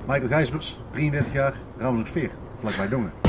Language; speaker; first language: Dutch; native; Dutch